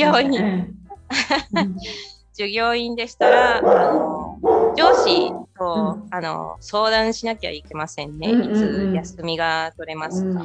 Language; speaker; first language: Japanese; non-native, fluent; Spanish